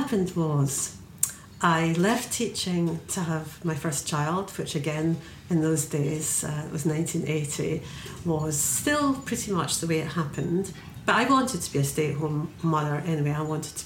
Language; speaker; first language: English; native; English